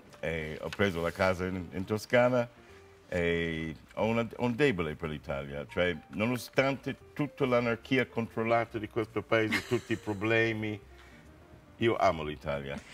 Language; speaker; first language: Italian; non-native, fluent; English